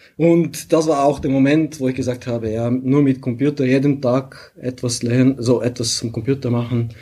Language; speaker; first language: German; non-native, fluent; Bulgarian